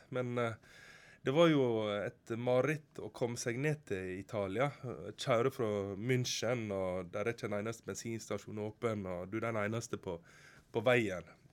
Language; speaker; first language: Norwegian; native; Norwegian